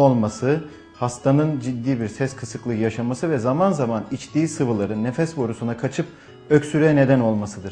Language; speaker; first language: Turkish; native; Turkish